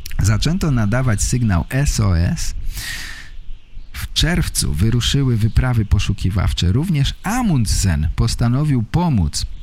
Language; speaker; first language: Polish; native; Polish